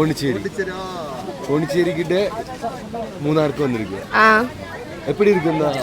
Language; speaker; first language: Tamil; non-native, learner; Malayalam